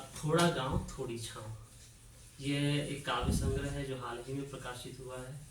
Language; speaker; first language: Hindi; native; Hindi